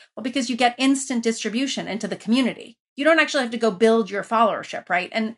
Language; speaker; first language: English; early bilingual, other home language; Persian